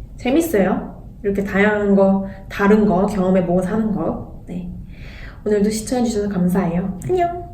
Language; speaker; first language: Korean; native; Korean